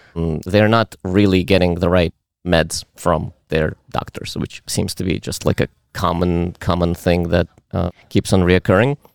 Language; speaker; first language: English; early bilingual, other home language; Russian